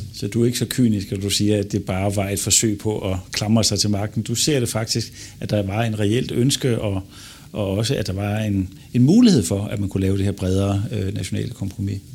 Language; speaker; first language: Danish; native; Danish